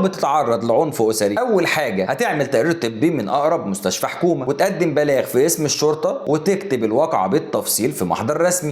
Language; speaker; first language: Arabic; native; Arabic